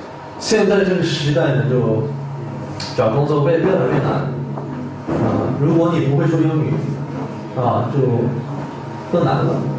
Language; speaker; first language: Chinese; non-native, fluent; Korean